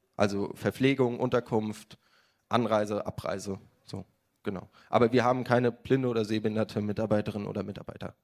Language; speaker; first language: German; native; German